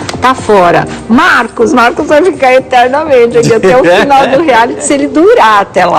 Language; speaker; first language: Portuguese; native; Portuguese